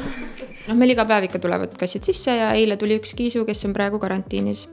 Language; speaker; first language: Estonian; native; Estonian